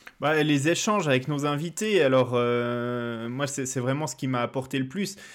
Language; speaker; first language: French; native; French